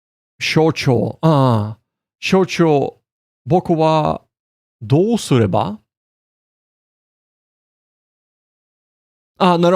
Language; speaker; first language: Japanese; non-native, learner; English